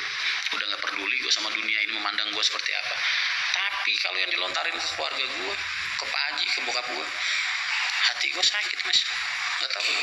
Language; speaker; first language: Indonesian; native; Indonesian